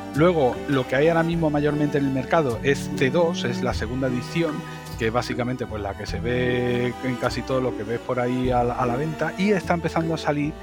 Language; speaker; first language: Spanish; native; Spanish